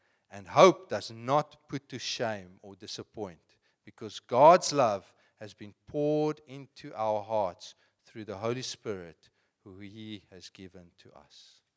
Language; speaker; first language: English; non-native, local second language; Afrikaans